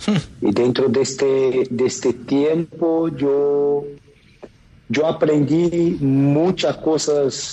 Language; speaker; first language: Spanish; non-native, fluent; Portuguese